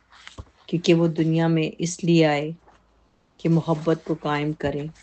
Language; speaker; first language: Urdu; native; Urdu